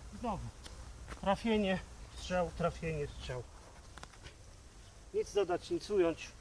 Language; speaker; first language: Polish; native; Polish